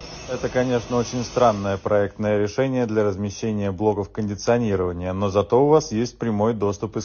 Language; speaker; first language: Russian; native; Russian